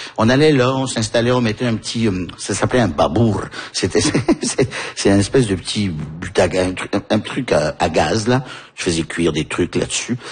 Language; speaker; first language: French; early bilingual, heritage; French